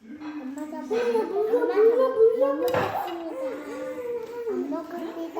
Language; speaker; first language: Korean; early bilingual, heritage; French